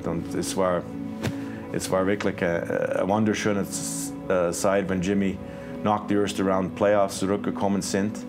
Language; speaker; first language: German; non-native, fluent; English